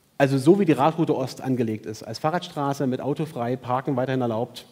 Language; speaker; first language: German; native; German